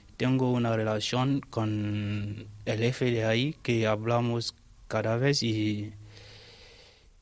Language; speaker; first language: Spanish; non-native, learner; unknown